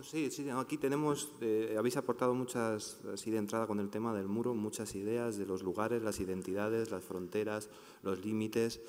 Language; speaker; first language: Spanish; native; Spanish